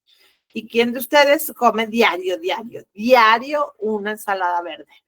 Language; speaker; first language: Spanish; native; Spanish